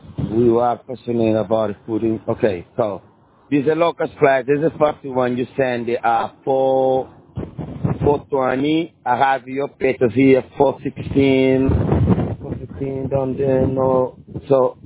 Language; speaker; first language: English; non-native, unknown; Portuguese